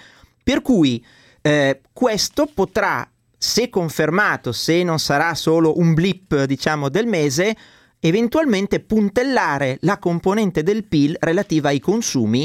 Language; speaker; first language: Italian; native; Italian